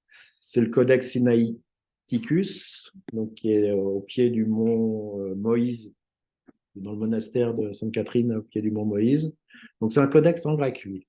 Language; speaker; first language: French; native; French